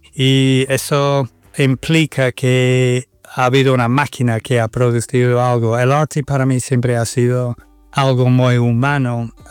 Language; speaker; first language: Spanish; non-native, fluent; English